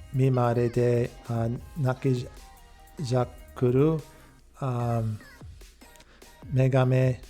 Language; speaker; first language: Japanese; non-native, fluent; English